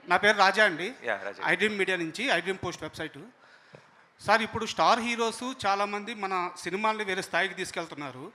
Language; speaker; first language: Telugu; native; Telugu